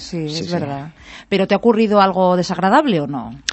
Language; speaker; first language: Spanish; native; Spanish